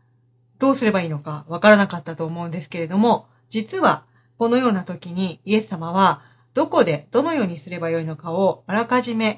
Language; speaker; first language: Japanese; native; Japanese